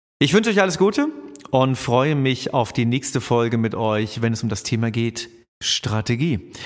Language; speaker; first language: German; native; German